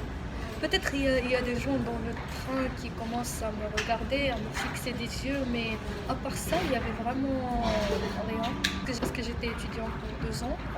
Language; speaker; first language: French; non-native, local second language; Arabic